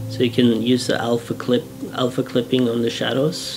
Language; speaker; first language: English; non-native, fluent; Norwegian